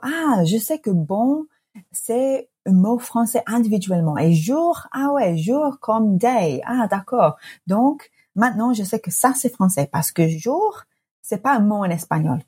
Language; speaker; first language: French; non-native, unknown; English